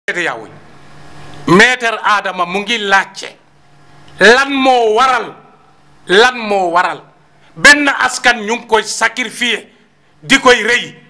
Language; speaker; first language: Wolof; non-native, local second language; Fula